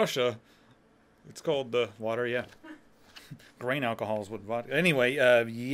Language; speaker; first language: English; native; English